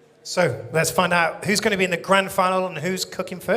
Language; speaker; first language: English; native; English